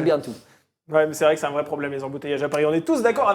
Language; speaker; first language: French; native; French